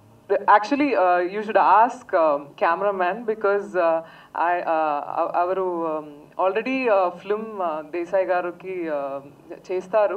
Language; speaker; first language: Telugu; non-native, learner; Tamil